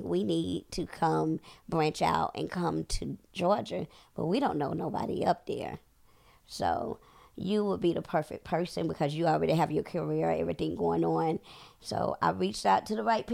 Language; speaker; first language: English; native; English